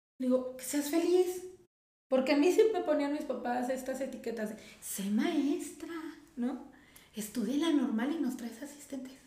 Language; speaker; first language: Spanish; native; Spanish